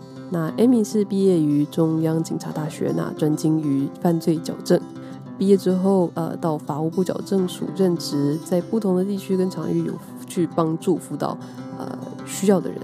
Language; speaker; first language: Chinese; native; Chinese